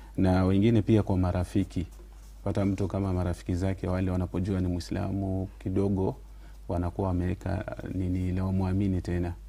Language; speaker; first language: Swahili; non-native, local second language; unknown